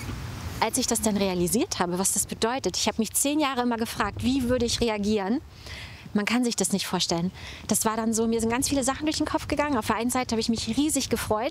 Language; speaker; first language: German; native; German